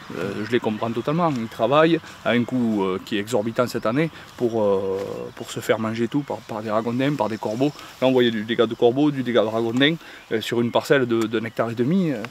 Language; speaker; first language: French; native; French